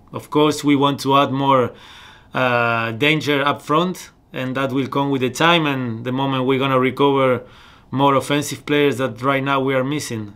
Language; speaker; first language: English; non-native, fluent; Spanish